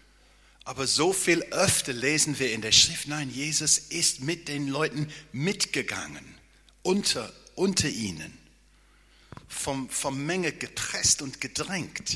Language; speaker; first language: German; non-native, fluent; English